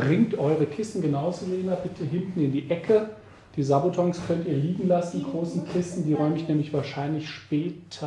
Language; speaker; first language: German; native; German